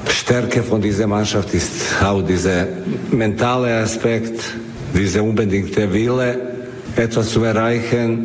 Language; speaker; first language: German; non-native, fluent; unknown